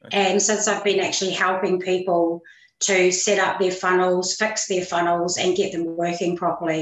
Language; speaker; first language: English; native; English